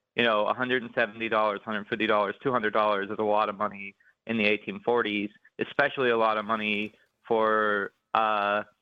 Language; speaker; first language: English; native; English